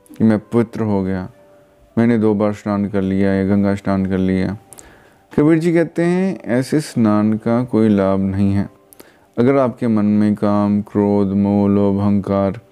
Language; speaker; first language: Hindi; non-native, local second language; Punjabi